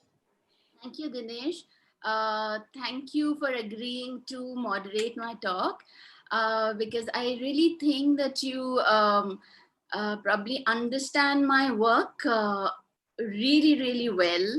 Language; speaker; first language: English; non-native, local second language; Hindi